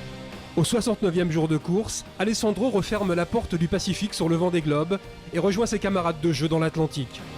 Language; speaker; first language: French; native; French